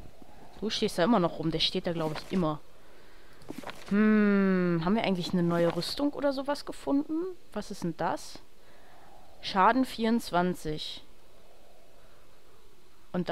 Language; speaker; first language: German; native; German